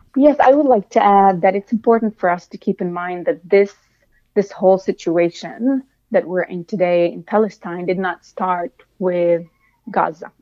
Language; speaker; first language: English; non-native, fluent; Arabic